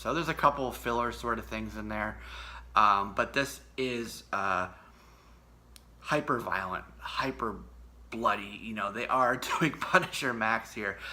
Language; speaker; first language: English; native; English